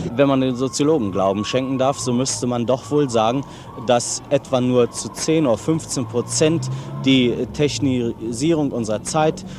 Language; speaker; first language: German; native; German